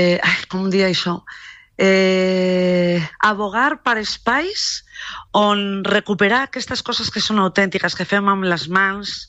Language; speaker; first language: Catalan; non-native, local second language; Spanish